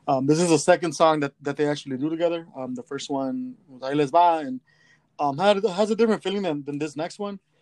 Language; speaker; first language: English; early bilingual, other home language; Spanish